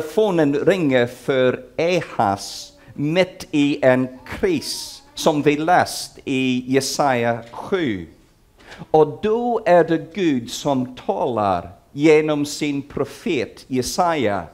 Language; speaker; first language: Swedish; non-native, fluent; English